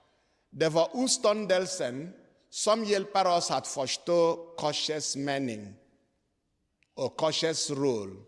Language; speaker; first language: Swedish; non-native, fluent; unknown